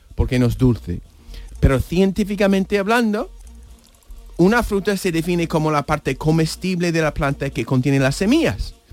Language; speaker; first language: Spanish; non-native, fluent; English